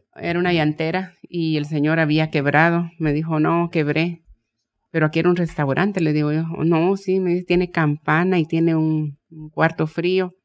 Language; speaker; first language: Spanish; native; Spanish